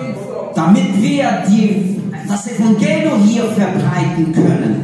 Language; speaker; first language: German; non-native, learner; Portuguese